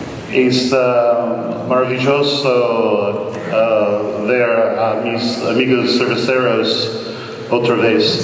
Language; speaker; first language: Spanish; non-native, learner; English